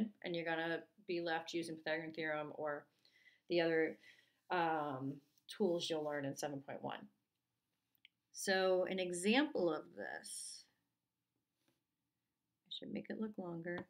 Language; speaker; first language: English; native; English